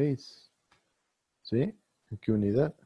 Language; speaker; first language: Spanish; native; Spanish